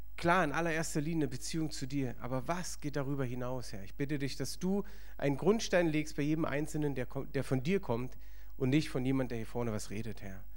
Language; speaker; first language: German; native; German